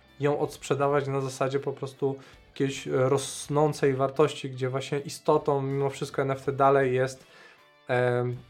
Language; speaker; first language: Polish; native; Polish